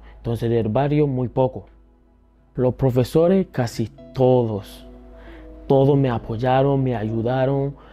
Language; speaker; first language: Spanish; early bilingual, other home language; Akan